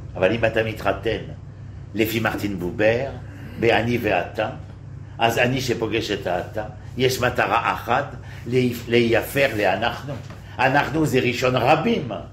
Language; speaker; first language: Hebrew; non-native, fluent; French